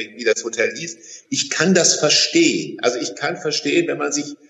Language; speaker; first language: German; native; German